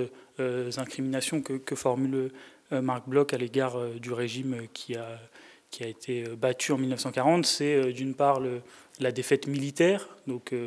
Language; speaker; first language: French; native; French